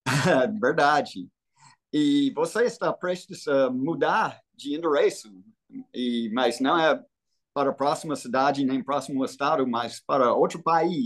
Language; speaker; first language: Portuguese; non-native, fluent; English